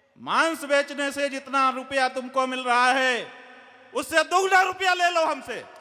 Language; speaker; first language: Hindi; native; Hindi